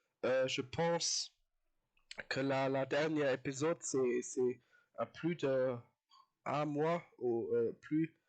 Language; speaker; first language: French; non-native, learner; German